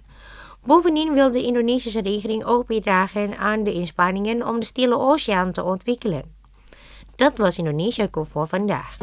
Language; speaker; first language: Dutch; non-native, fluent; Indonesian